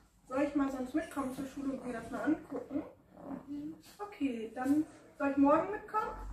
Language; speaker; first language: German; native; German